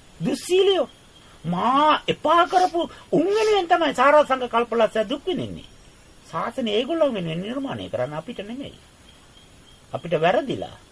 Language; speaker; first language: Sinhala; non-native, fluent; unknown